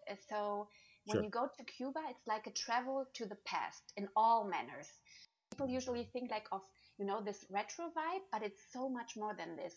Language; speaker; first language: English; non-native, fluent; German